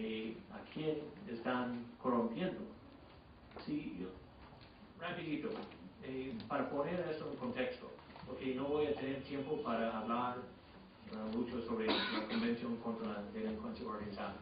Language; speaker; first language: Spanish; non-native, fluent; English